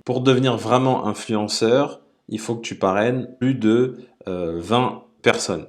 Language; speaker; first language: French; native; French